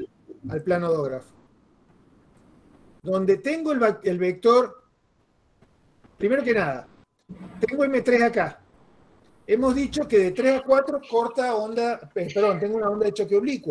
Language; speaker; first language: Spanish; native; Spanish